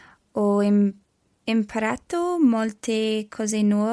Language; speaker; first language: Italian; non-native, learner; English